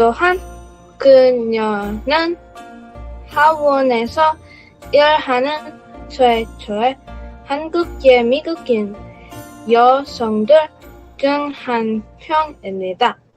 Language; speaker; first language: Korean; non-native, learner; English